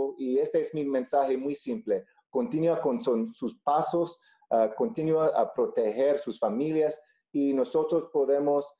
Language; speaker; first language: Spanish; non-native, local second language; English